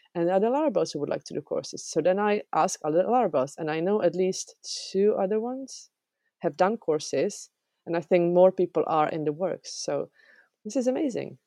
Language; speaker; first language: English; non-native, fluent; Czech